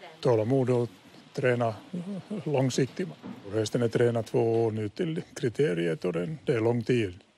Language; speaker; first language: Swedish; non-native, fluent; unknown